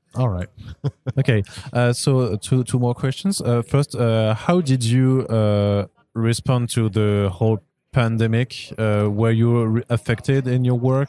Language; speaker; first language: English; non-native, fluent; French